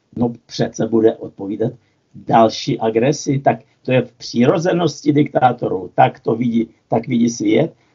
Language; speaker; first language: Czech; non-native, fluent; Russian